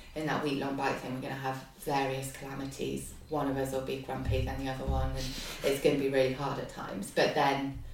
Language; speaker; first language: English; native; English